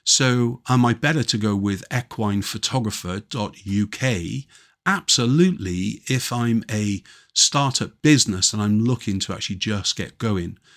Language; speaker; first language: English; native; English